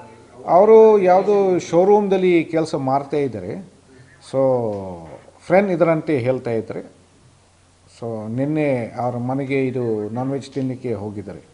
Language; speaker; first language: Kannada; non-native, fluent; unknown